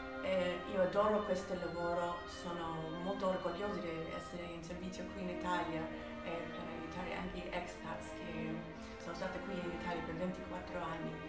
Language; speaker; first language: Italian; non-native, fluent; English